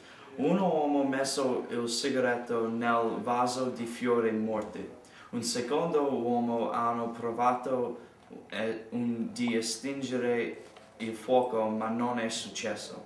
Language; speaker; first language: Italian; non-native, learner; English